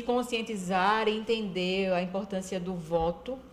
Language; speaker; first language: Portuguese; native; Portuguese